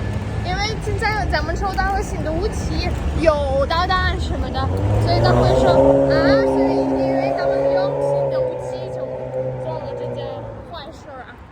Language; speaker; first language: Chinese; non-native, fluent; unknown